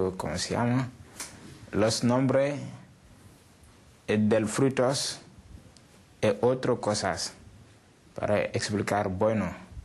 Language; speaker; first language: Spanish; non-native, learner; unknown